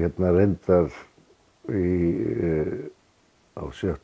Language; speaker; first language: Icelandic; native; Icelandic